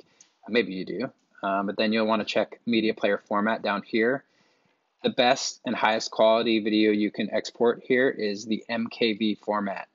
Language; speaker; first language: English; native; English